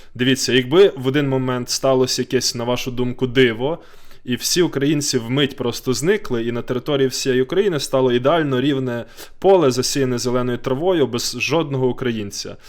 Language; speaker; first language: Ukrainian; native; Ukrainian